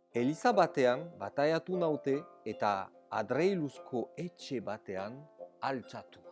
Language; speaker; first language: Basque; native; Basque